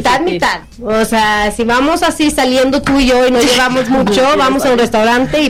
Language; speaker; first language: Spanish; non-native, fluent; Swedish